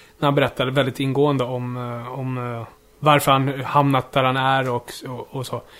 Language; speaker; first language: Swedish; native; Swedish